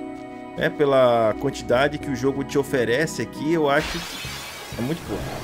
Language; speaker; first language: Portuguese; native; Portuguese